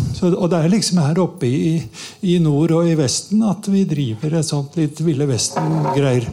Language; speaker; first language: Norwegian; native; Norwegian